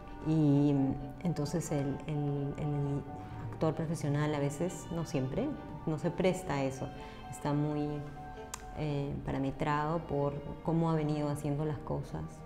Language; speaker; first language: Spanish; native; Spanish